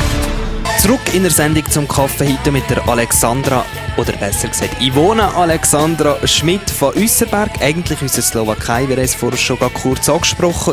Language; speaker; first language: German; native; German